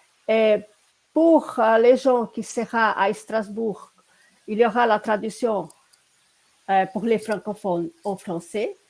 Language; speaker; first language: French; non-native, fluent; Portuguese